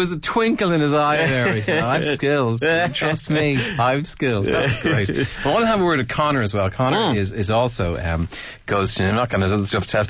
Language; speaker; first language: English; native; English